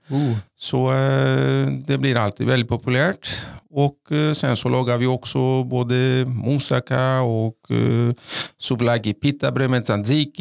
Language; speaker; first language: Norwegian; non-native, fluent; Greek